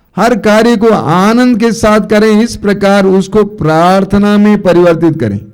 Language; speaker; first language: Hindi; non-native, local second language; Malayalam